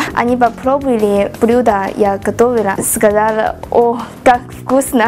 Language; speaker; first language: Russian; non-native, learner; Chinese